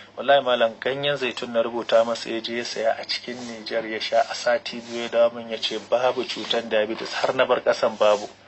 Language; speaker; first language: Hausa; native; Hausa